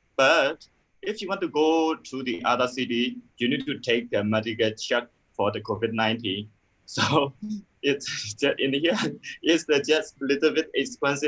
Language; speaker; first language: English; non-native, learner; Burmese